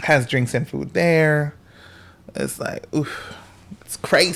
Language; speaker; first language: English; native; English